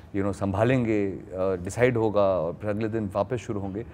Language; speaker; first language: Hindi; native; Hindi